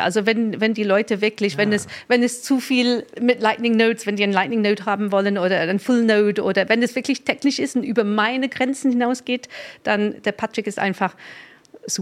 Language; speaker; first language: German; non-native, fluent; English